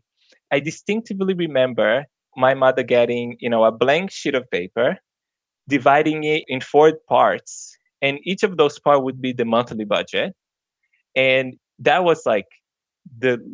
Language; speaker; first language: English; non-native, fluent; Portuguese